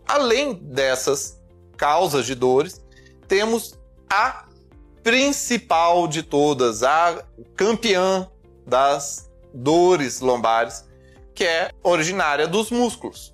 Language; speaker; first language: Portuguese; native; Portuguese